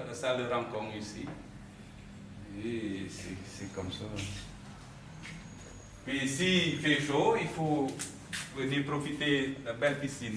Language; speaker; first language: French; non-native, learner; Khmer